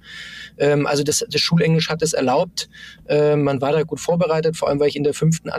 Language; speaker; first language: German; native; German